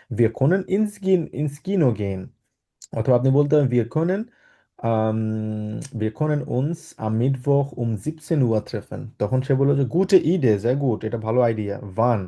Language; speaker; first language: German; non-native, fluent; Bangla